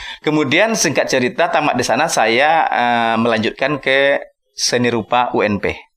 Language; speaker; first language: Indonesian; non-native, local second language; Minangkabau